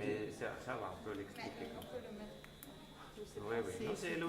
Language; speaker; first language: French; non-native, fluent; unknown